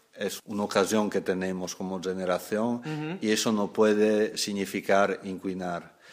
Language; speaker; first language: Spanish; non-native, fluent; Italian